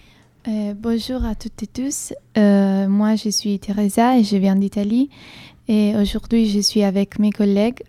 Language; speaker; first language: French; non-native, fluent; Italian